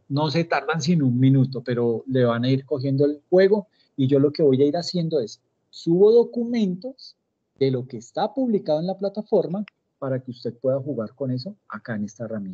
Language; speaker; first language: Spanish; native; Spanish